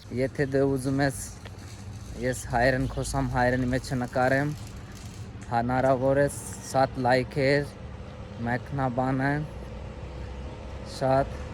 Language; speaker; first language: Armenian; non-native, learner; Hindi